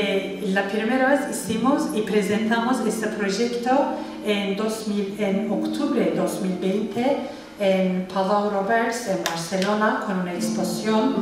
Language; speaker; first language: Spanish; non-native, fluent; Turkish